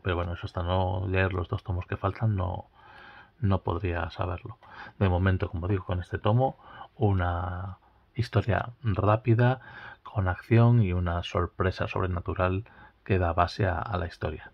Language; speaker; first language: Spanish; native; Spanish